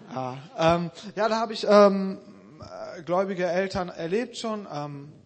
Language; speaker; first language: German; native; German